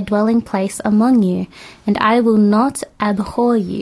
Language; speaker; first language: English; native; English